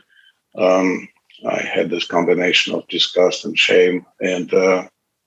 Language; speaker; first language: English; non-native, fluent; Russian